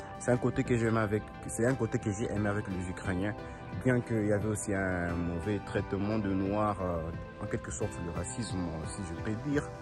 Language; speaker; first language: French; non-native, local second language; Swahili